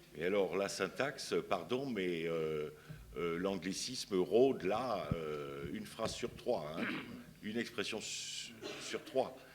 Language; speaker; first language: French; native; French